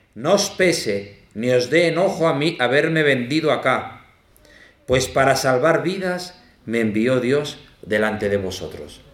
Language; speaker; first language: Spanish; native; Spanish